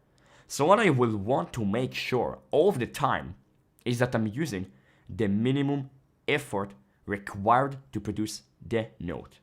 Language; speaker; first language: English; non-native, fluent; Hebrew